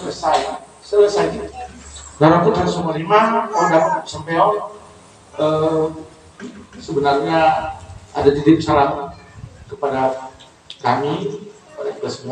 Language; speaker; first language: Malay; non-native, local second language; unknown